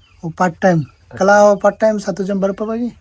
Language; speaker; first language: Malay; non-native, learner; Bangla